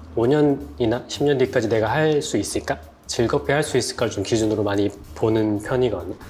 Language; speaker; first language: Korean; native; Korean